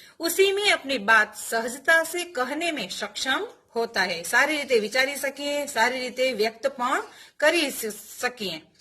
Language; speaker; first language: Gujarati; native; Gujarati